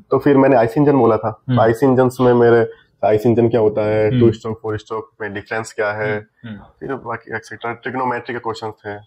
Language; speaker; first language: Hindi; native; Hindi